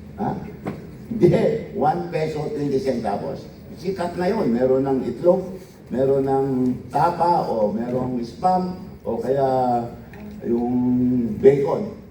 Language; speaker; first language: Filipino; non-native, local second language; Iloko